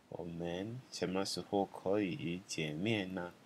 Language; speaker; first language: Chinese; non-native, fluent; Shona